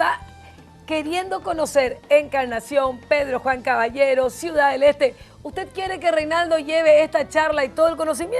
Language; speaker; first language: Spanish; native; Spanish